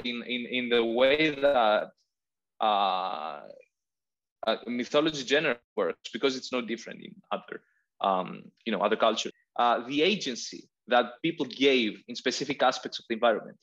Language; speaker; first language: English; non-native, fluent; Greek